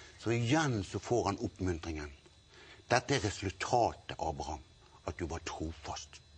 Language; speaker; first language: Norwegian; native; Norwegian